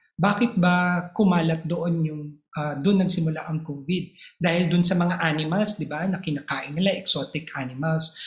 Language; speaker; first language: Filipino; native; Filipino